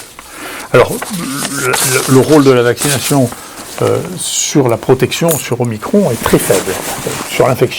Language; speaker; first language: French; native; French